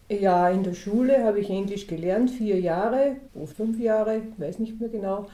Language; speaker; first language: German; native; German